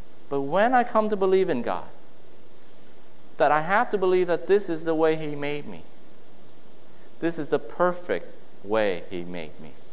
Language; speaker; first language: English; early bilingual, other home language; Vietnamese